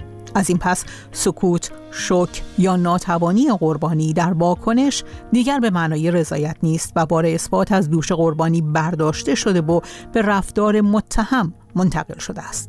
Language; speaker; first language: Persian; native; Persian